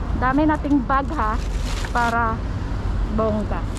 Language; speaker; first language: Filipino; native; Filipino